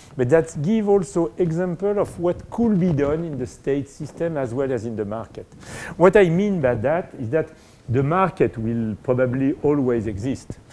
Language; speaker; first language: English; non-native, fluent; French